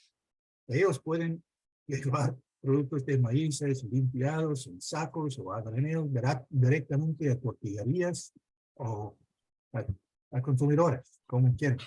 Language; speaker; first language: Spanish; non-native, fluent; English